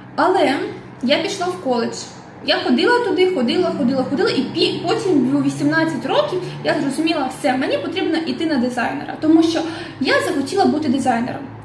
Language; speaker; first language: Ukrainian; non-native, local second language; Russian